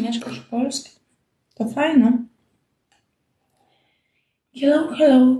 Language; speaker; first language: Polish; non-native, learner; Ukrainian